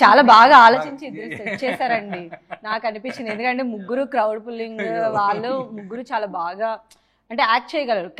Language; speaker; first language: Telugu; native; Telugu